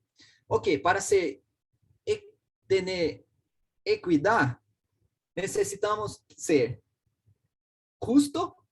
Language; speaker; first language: Spanish; non-native, learner; Portuguese